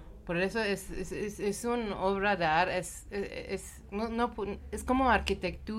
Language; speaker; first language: Spanish; non-native, learner; Persian